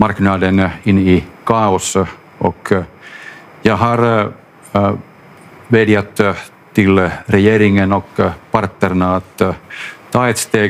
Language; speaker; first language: Swedish; non-native, local second language; Finnish